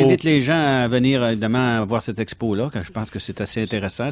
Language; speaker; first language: French; native; French